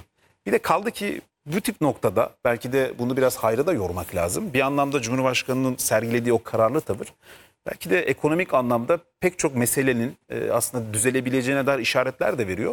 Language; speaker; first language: Turkish; native; Turkish